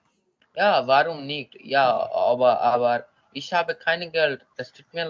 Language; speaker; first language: German; non-native, learner; Bangla